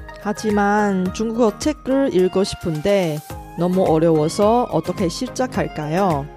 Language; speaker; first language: Korean; non-native, fluent; Chinese